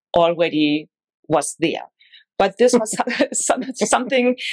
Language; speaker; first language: English; non-native, fluent; German